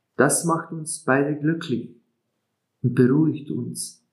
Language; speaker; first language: German; non-native, fluent; Slovenian